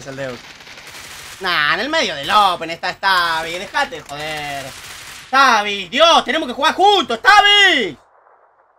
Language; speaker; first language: Spanish; native; Spanish